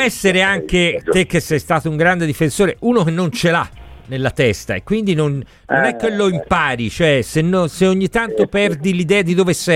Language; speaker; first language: Italian; native; Italian